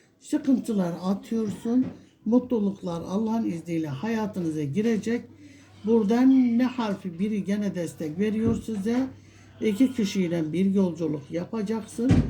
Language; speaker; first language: Turkish; non-native, local second language; Kurdish